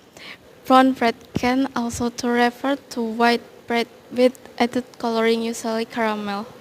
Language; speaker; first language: English; non-native, learner; Indonesian